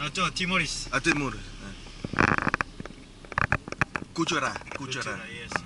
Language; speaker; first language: Portuguese; non-native, learner; Vietnamese